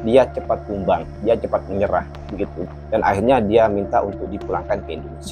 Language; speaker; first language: Indonesian; native; Indonesian